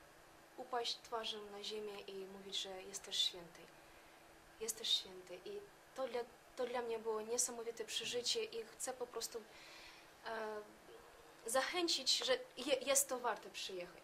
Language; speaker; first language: Polish; non-native, learner; Ukrainian